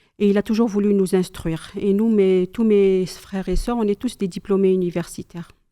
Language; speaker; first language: French; non-native, local second language; Kabyle